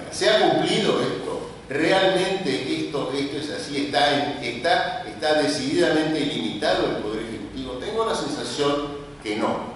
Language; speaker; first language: Spanish; native; Spanish